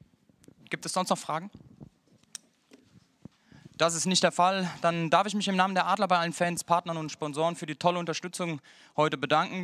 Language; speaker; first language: German; native; German